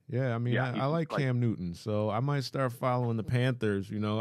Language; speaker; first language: English; native; English